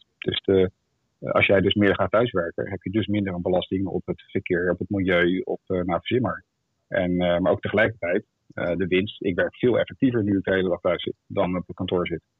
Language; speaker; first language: Dutch; native; Dutch